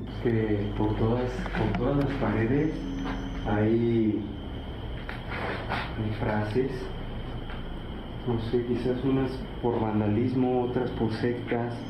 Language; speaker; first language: Spanish; native; Spanish